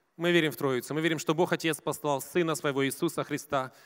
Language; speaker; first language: Russian; native; Russian